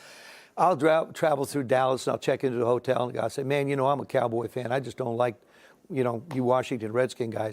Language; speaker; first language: English; native; English